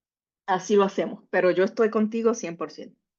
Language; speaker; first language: Spanish; native; Spanish